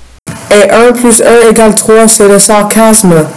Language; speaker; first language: French; non-native, learner; English